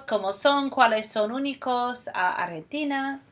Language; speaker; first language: Spanish; non-native, fluent; English